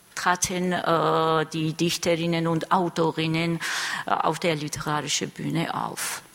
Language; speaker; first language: German; non-native, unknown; Georgian